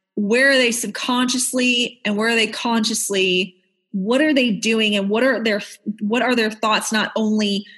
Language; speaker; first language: English; native; English